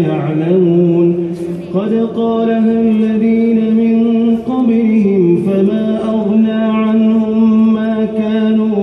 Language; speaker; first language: Arabic; native; Arabic